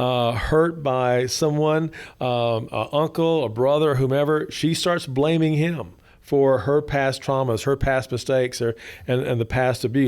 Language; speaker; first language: English; native; English